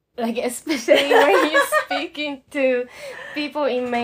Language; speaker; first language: English; non-native, fluent; Japanese